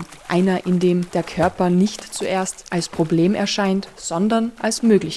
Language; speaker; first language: German; native; German